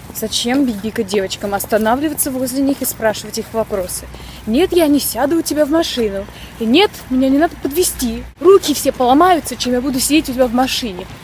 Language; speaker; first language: Russian; early bilingual, other home language; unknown